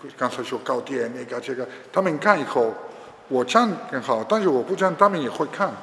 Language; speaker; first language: Chinese; non-native, learner; Spanish